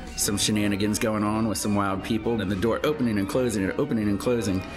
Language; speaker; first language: English; native; English